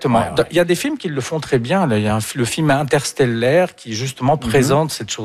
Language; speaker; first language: French; native; French